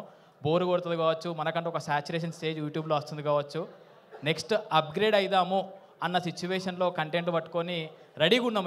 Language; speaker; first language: Telugu; native; Telugu